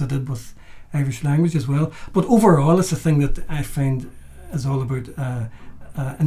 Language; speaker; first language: English; native; English